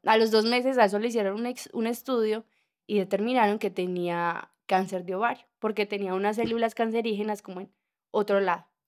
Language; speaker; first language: Spanish; native; Spanish